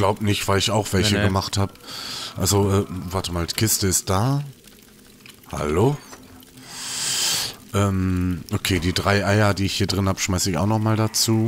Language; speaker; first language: German; native; German